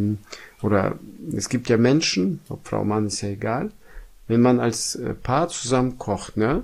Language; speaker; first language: German; non-native, fluent; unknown